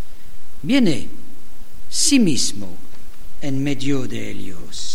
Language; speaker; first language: Spanish; non-native, learner; German